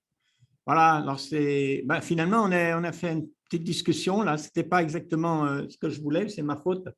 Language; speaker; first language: French; native; French